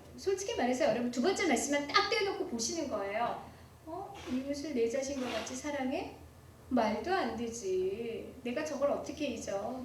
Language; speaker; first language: Korean; native; Korean